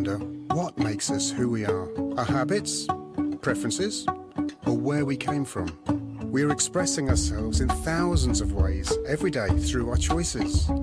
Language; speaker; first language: English; native; English